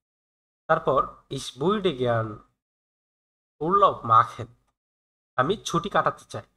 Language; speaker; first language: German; non-native, fluent; Bangla